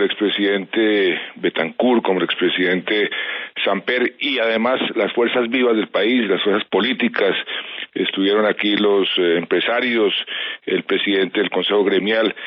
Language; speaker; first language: Spanish; native; Spanish